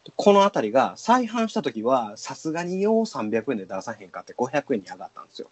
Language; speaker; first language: Japanese; native; Japanese